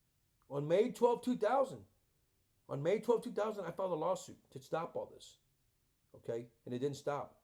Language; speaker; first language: English; native; English